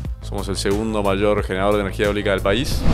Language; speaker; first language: Spanish; native; Spanish